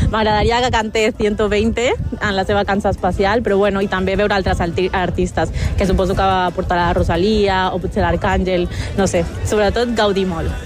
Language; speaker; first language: Catalan; early bilingual, other home language; Spanish